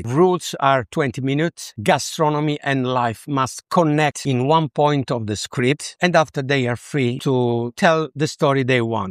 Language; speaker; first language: English; non-native, learner; Italian